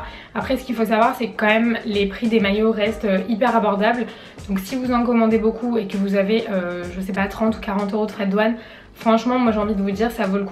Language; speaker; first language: French; native; French